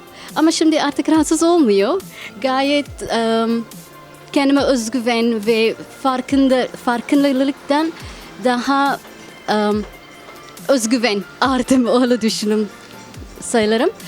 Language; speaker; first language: Turkish; non-native, learner; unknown